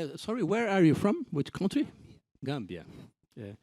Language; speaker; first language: English; non-native, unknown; Portuguese